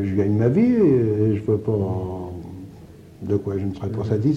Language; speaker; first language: French; native; French